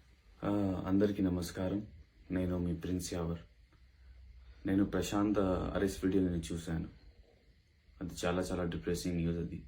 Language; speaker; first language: Telugu; non-native, learner; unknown